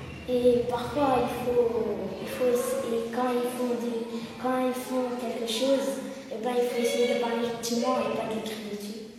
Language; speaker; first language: French; early bilingual, other home language; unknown